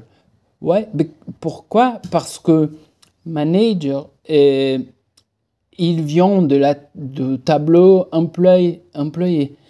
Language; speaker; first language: French; non-native, fluent; Portuguese